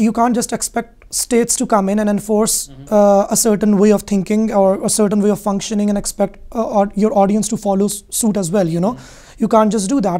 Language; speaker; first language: English; non-native, local second language; Hindi